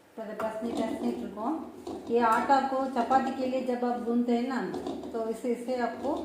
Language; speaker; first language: Hindi; non-native, local second language; Tamil